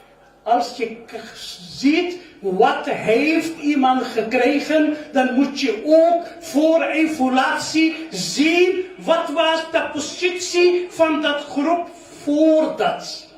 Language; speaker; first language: Dutch; non-native, fluent; Urdu